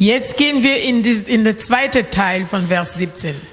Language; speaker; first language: German; non-native, learner; French